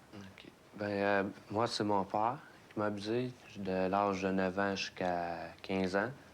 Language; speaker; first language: French; native; French